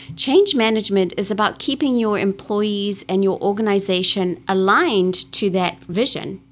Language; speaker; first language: English; native; English